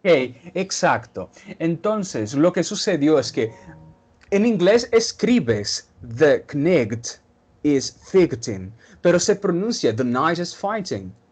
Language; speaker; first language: Spanish; non-native, fluent; Portuguese